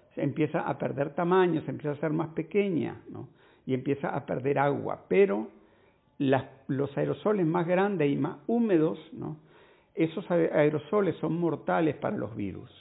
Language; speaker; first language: Spanish; native; Spanish